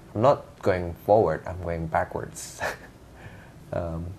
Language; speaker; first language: English; non-native, fluent; Indonesian